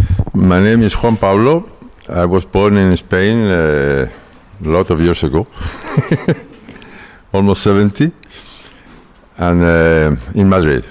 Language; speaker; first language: English; non-native, fluent; Spanish